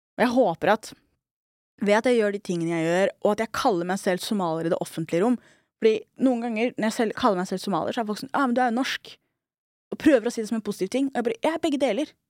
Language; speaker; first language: Norwegian; early bilingual, other home language; Somali